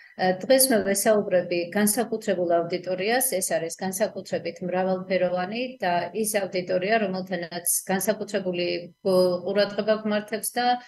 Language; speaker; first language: Georgian; native; Georgian